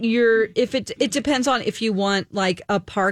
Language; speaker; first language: English; native; English